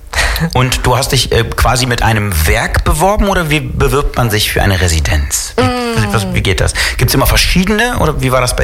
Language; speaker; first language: German; native; German